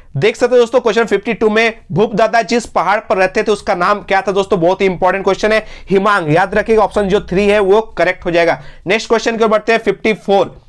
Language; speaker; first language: Hindi; non-native, local second language; Bangla